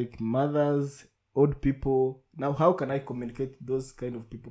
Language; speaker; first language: English; non-native, local second language; Kinyarwanda